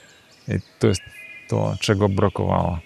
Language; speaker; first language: Polish; early bilingual, heritage; Polish